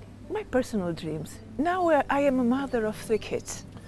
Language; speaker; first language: English; non-native, learner; Albanian